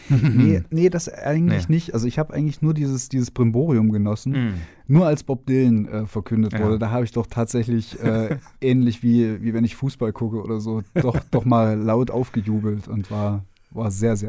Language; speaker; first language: German; native; German